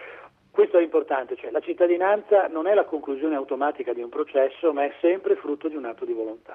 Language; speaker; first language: Italian; native; Italian